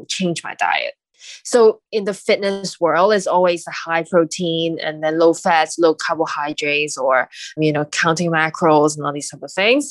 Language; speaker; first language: English; non-native, local second language; Cantonese